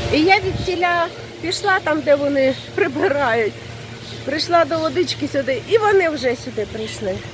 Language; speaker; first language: Ukrainian; non-native, local second language; Russian